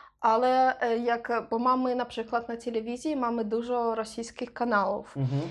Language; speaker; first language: Polish; non-native, learner; Russian